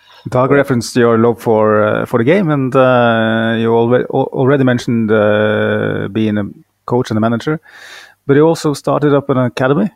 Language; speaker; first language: English; non-native, fluent; Norwegian